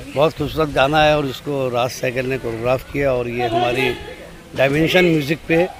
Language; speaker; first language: Hindi; native; Hindi